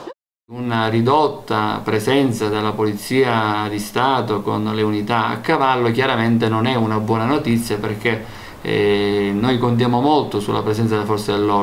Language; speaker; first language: Italian; native; Italian